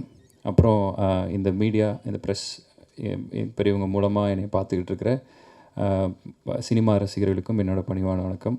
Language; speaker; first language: Tamil; native; Tamil